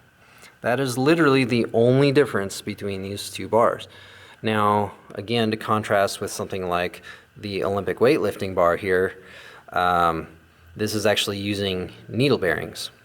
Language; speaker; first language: English; native; English